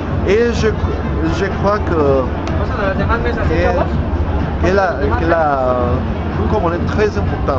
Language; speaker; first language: French; non-native, learner; Spanish